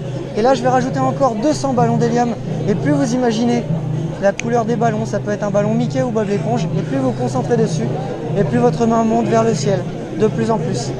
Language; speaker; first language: French; native; French